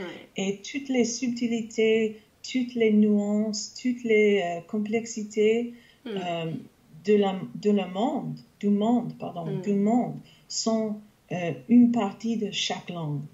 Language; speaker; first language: French; non-native, local second language; English